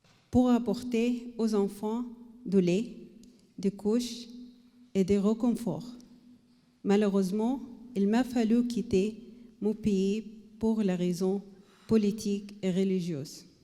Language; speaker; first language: French; non-native, learner; Arabic